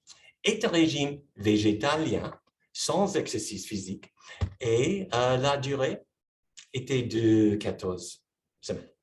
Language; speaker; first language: French; non-native, fluent; English